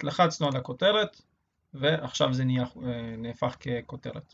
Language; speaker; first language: Hebrew; native; Hebrew